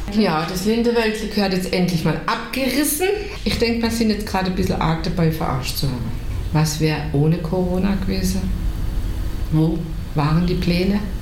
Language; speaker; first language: German; native; German